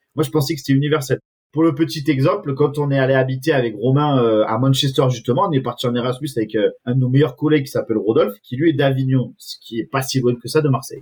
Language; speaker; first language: French; native; French